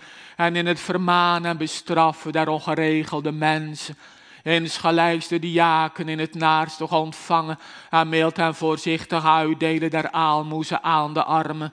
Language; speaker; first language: Dutch; native; Dutch